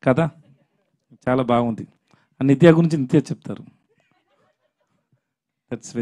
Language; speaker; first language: Telugu; non-native, learner; Tamil